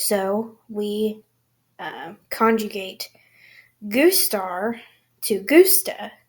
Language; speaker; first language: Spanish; non-native, learner; English